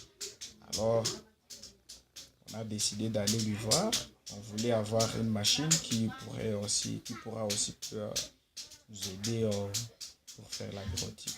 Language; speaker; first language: French; non-native, local second language; Swahili